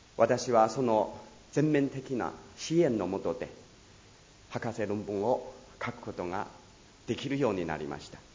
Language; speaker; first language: Japanese; non-native, fluent; Chinese